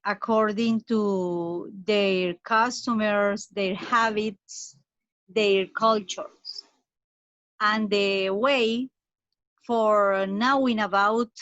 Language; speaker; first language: English; non-native, fluent; Spanish